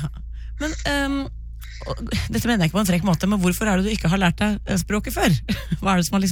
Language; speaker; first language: Norwegian; native; Norwegian